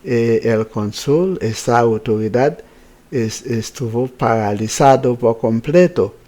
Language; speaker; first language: Spanish; non-native, fluent; Haitian Creole